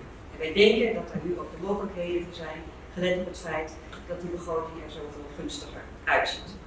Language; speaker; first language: Dutch; non-native, local second language; Papiamento